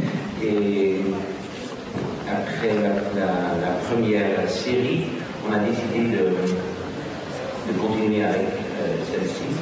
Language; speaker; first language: French; non-native, learner; Dutch